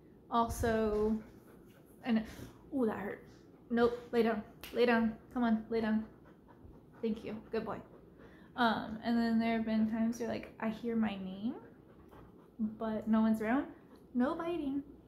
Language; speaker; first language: English; native; English